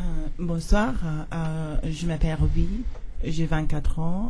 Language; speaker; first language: French; non-native, learner; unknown